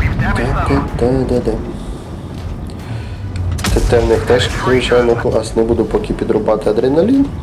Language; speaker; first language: Ukrainian; native; Ukrainian